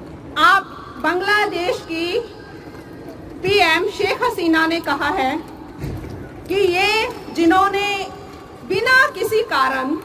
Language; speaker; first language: Hindi; native; Hindi